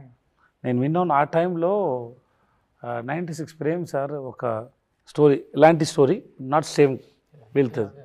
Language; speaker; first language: Telugu; non-native, learner; Tamil